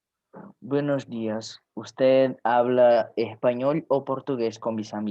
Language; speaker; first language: Spanish; non-native, learner; Portuguese